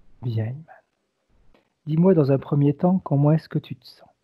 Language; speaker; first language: French; native; French